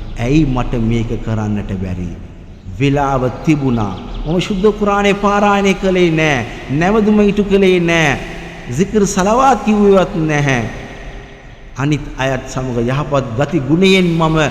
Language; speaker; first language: Sinhala; non-native, local second language; Tamil